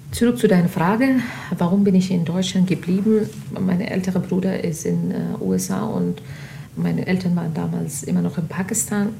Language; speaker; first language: German; non-native, fluent; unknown